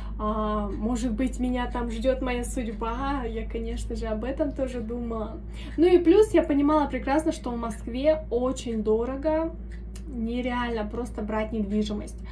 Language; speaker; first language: Russian; native; Russian